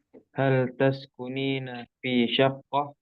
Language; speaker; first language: Arabic; non-native, learner; Indonesian